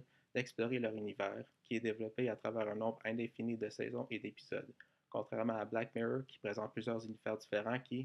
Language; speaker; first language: French; native; French